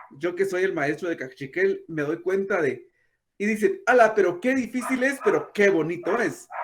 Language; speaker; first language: Spanish; non-native, local second language; Kaqchikel